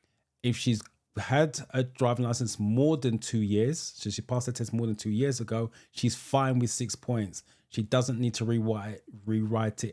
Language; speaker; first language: English; native; English